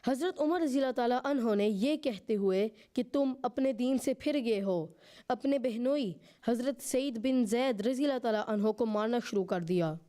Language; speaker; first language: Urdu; early bilingual, heritage; Urdu